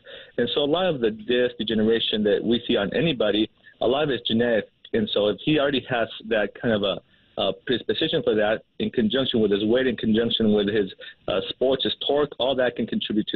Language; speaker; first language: English; native; English